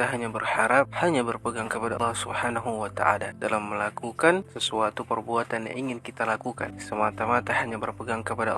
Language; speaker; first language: Malay; native; Malay